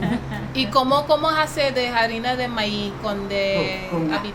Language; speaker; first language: Spanish; early bilingual, heritage; English